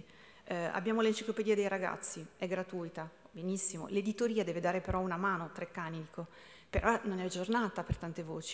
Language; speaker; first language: Italian; native; Italian